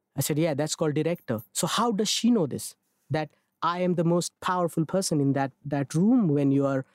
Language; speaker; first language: English; non-native, local second language; Marathi